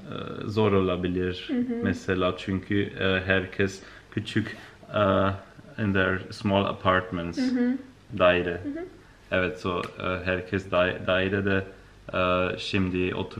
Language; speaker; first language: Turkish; non-native, learner; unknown